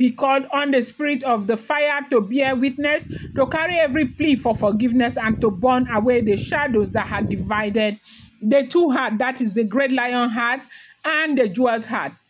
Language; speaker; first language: English; non-native, local second language; Yoruba